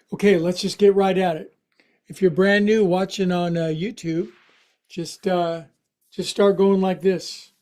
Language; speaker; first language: English; native; English